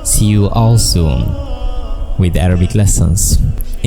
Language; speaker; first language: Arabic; non-native, fluent; Bangla